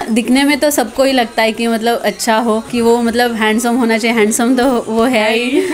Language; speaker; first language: Hindi; non-native, local second language; Marathi